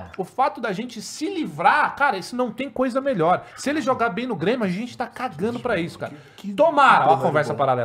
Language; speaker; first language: Portuguese; native; Portuguese